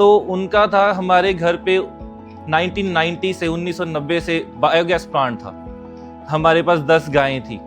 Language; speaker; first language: Hindi; non-native, local second language; Punjabi